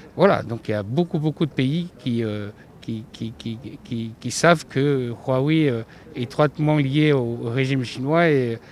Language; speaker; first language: French; native; French